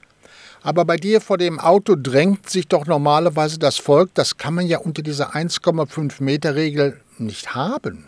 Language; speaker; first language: German; native; German